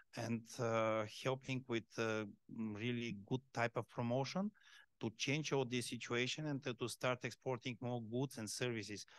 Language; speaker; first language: English; non-native, fluent; Bulgarian